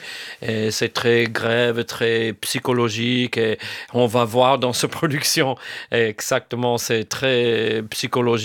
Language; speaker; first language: French; non-native, fluent; English